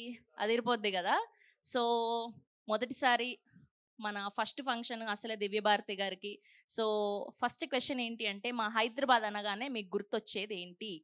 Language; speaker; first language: Telugu; native; Telugu